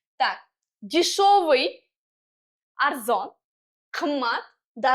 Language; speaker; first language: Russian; non-native, local second language; Uzbek